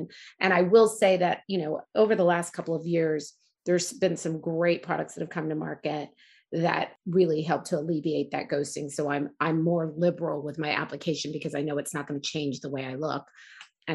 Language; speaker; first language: English; native; English